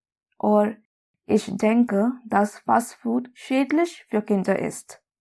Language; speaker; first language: German; non-native, fluent; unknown